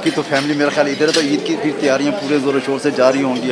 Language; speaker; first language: Urdu; native; Urdu